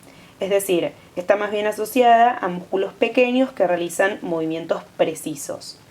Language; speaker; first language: Spanish; native; Spanish